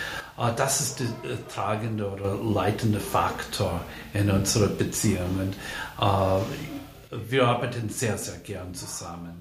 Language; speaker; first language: German; non-native, fluent; English